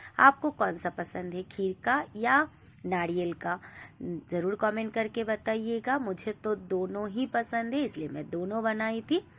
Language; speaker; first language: Hindi; non-native, local second language; Bangla